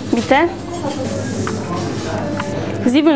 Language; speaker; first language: German; non-native, learner; Polish